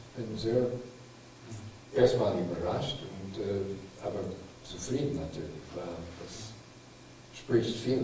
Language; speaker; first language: German; non-native, fluent; English